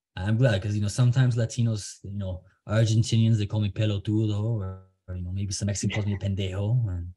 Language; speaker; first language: English; native; English